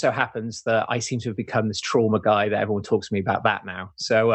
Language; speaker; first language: English; native; English